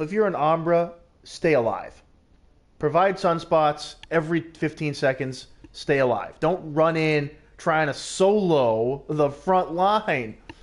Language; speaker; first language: English; native; English